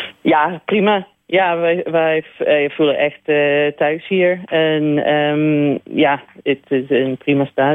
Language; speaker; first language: Dutch; non-native, learner; English